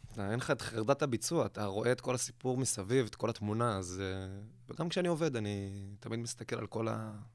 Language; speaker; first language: Hebrew; native; Hebrew